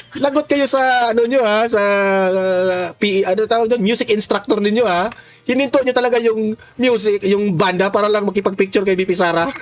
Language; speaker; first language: Filipino; non-native, local second language; Cebuano